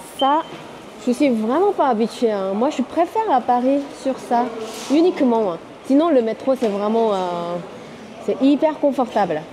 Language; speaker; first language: French; non-native, fluent; Korean